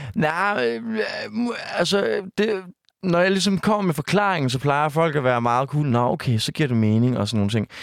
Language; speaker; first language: Danish; native; Danish